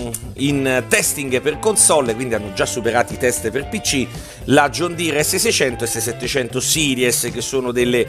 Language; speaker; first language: Italian; native; Italian